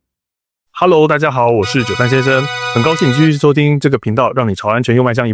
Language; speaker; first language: Chinese; native; Chinese